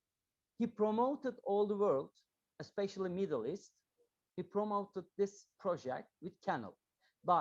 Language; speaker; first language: English; non-native, learner; Turkish